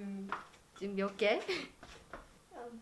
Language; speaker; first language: Korean; non-native, learner; Japanese